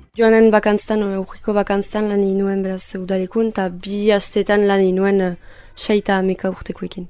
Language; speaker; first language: Basque; native; Basque